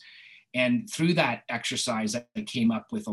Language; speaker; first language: English; native; English